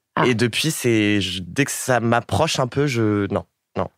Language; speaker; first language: French; native; French